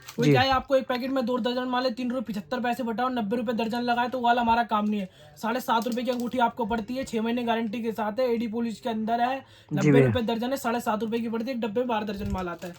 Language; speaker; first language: Hindi; native; Hindi